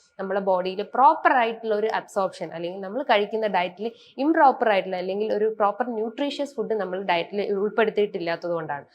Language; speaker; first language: Malayalam; native; Malayalam